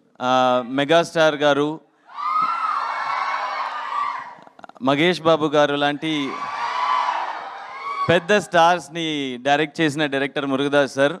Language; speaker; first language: Telugu; non-native, learner; Tamil